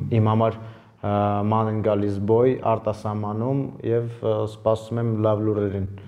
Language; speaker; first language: Armenian; early bilingual, heritage; Armenian